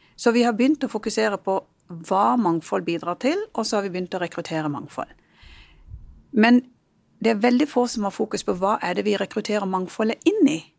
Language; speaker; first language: Norwegian; early bilingual, other home language; Punjabi